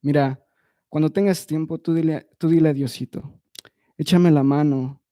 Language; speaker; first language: Spanish; early bilingual, other home language; English